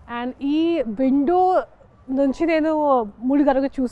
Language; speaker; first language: Telugu; non-native, local second language; Hindi